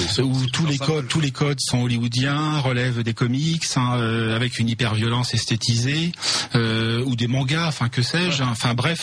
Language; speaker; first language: French; native; French